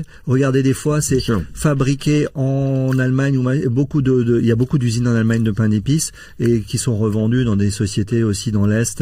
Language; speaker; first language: French; native; French